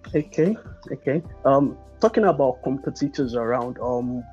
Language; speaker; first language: English; non-native, local second language; Yoruba